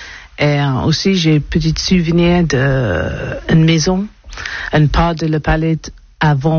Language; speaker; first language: French; non-native, learner; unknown